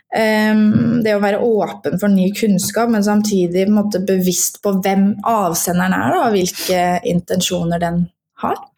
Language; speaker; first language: Norwegian; native; Norwegian